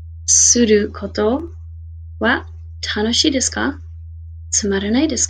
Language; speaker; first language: Japanese; non-native, fluent; English